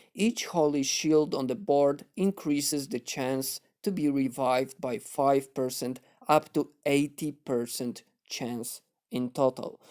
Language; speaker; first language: English; non-native, fluent; Polish